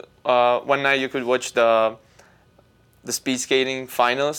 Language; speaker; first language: English; non-native, fluent; Czech